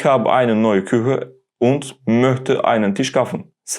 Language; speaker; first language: German; non-native, learner; Turkish